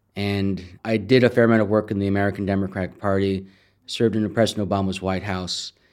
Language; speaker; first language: English; native; English